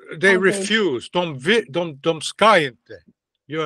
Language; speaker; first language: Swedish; non-native, learner; Russian